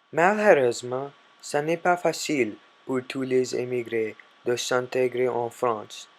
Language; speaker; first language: French; non-native, learner; English